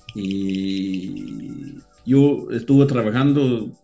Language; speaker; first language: Spanish; non-native, learner; Danish